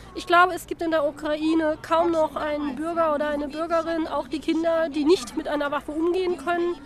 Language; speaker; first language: German; native; German